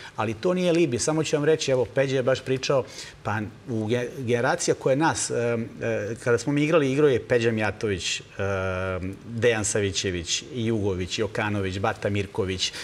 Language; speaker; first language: Serbian; native; Serbian